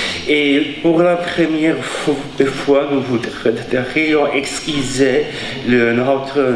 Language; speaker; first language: French; non-native, fluent; Czech